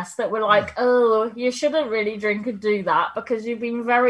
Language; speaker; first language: English; native; English